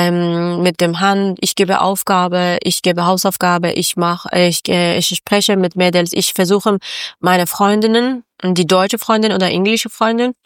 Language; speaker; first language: German; non-native, learner; Persian